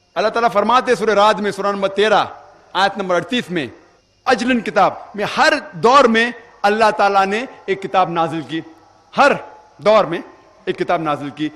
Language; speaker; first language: Urdu; non-native, local second language; Konkani